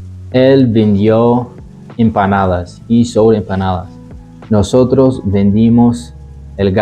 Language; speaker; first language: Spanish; non-native, fluent; English